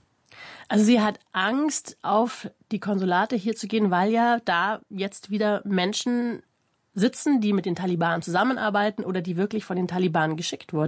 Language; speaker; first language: German; native; German